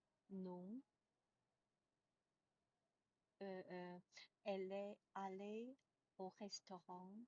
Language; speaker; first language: French; non-native, learner; Chinese